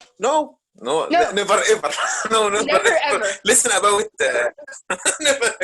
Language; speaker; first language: English; non-native, learner; Arabic